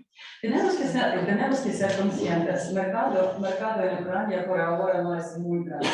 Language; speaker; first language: Spanish; non-native, learner; Ukrainian